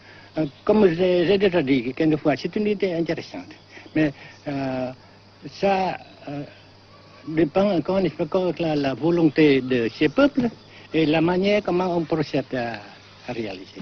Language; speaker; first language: French; non-native, local second language; Vietnamese